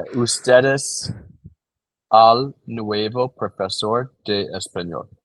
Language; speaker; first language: Spanish; non-native, learner; English